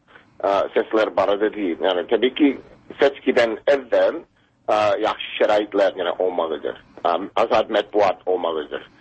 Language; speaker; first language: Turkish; non-native, fluent; English